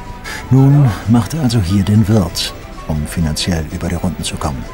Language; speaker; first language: German; native; German